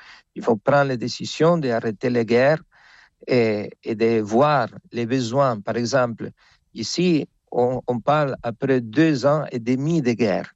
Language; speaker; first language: French; non-native, fluent; Spanish